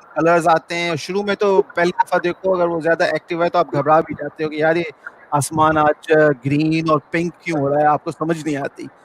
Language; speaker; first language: Urdu; non-native, local second language; Sindhi